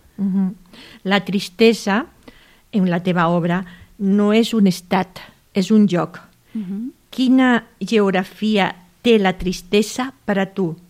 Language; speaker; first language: Catalan; native; Catalan